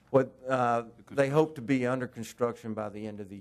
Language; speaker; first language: English; native; English